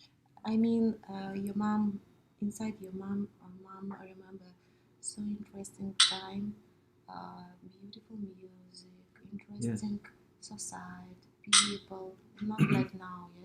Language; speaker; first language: English; non-native, learner; Russian